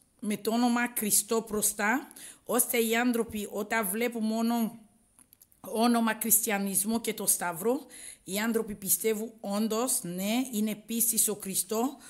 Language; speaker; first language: Greek; non-native, learner; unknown